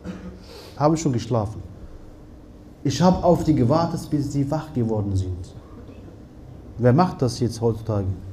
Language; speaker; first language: German; non-native, fluent; Arabic